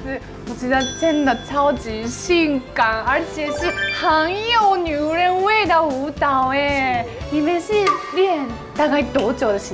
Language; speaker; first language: Chinese; non-native, fluent; Japanese